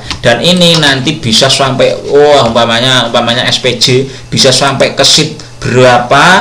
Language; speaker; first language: Indonesian; non-native, local second language; Javanese